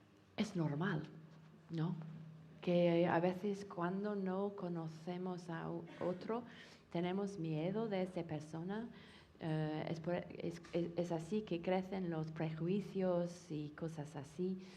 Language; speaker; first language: Spanish; non-native, fluent; English